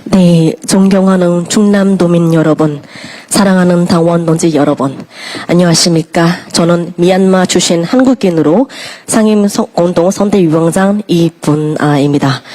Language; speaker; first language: Korean; non-native, fluent; Burmese